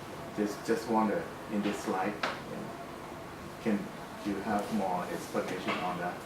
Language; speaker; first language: English; non-native, fluent; Thai